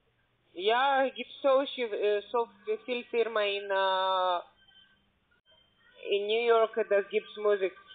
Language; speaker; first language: German; non-native, learner; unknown